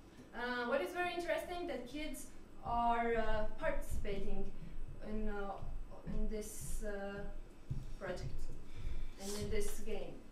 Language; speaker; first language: English; non-native, learner; French